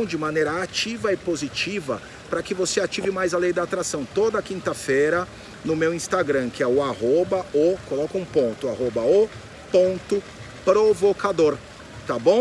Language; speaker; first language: Portuguese; native; Portuguese